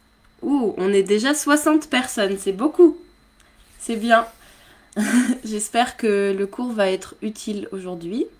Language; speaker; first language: French; native; French